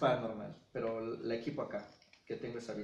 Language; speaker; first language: Spanish; native; Spanish